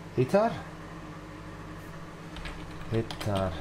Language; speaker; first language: Swedish; non-native, learner; English